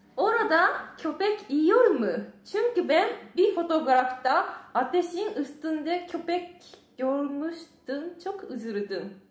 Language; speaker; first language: Turkish; non-native, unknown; Japanese